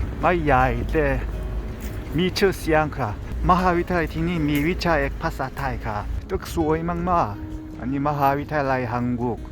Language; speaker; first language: Thai; non-native, learner; Korean